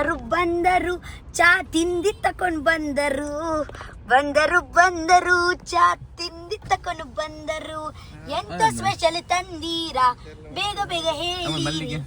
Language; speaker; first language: Kannada; non-native, local second language; Tulu